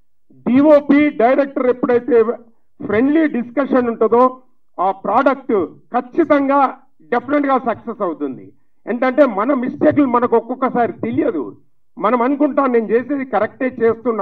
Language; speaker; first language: Telugu; native; Telugu